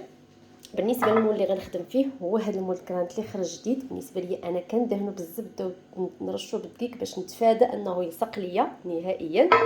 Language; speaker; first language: Arabic; native; Arabic